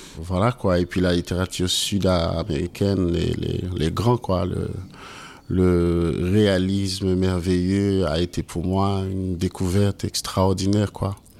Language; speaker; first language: French; non-native, local second language; Haitian Creole